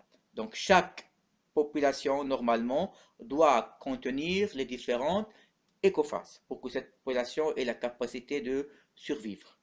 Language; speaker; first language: French; non-native, local second language; Arabic